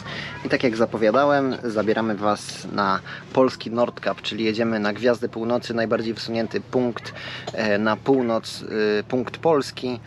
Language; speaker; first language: Polish; native; Polish